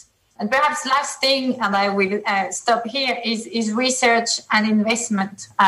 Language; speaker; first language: English; non-native, fluent; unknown